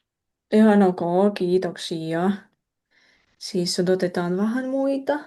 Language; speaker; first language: Finnish; non-native, fluent; Russian